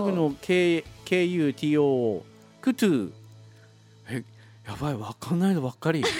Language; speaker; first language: Japanese; native; Japanese